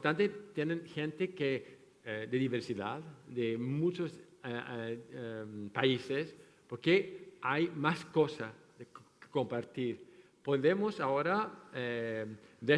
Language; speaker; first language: Spanish; non-native, fluent; French